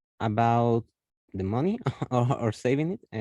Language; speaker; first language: English; non-native, learner; Spanish